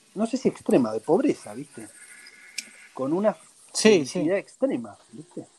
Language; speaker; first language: Spanish; native; Spanish